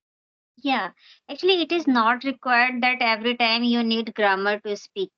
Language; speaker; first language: English; non-native, local second language; Hindi